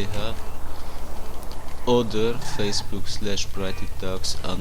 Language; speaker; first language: German; native; German